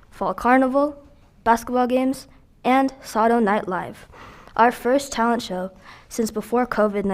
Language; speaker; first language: English; early bilingual, other home language; Filipino